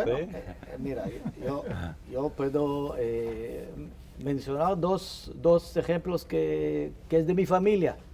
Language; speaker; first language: Spanish; non-native, fluent; Hebrew